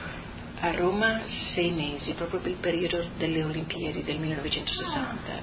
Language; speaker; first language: Italian; native; Italian